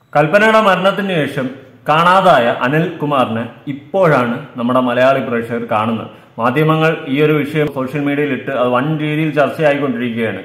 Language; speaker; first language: Malayalam; native; Malayalam